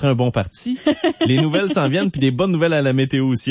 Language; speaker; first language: French; native; French